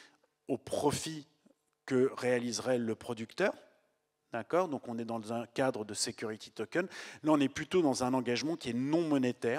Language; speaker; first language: French; native; French